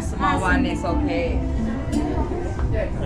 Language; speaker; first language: English; non-native, learner; Thai